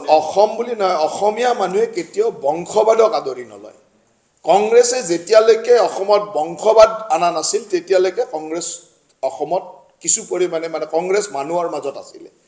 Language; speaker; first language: Assamese; native; Assamese